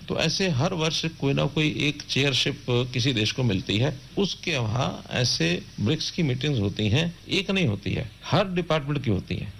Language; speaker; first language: Hindi; native; Hindi